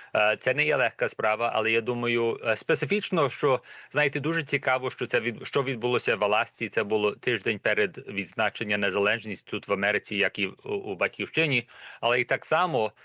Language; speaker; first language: Ukrainian; early bilingual, heritage; Ukrainian